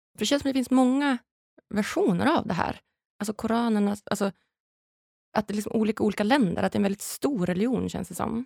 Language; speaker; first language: Swedish; native; Swedish